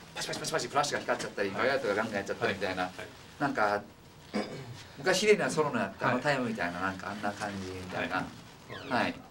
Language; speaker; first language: Japanese; native; Japanese